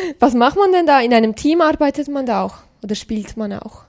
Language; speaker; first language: German; native; German